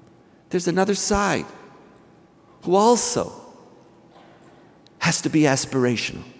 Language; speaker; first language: English; native; English